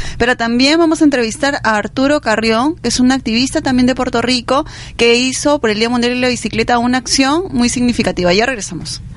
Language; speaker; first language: Spanish; native; Spanish